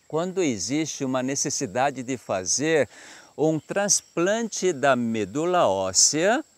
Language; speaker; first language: Portuguese; non-native, fluent; Korean